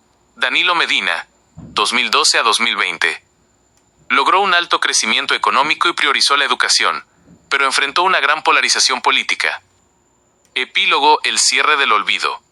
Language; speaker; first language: Spanish; native; Spanish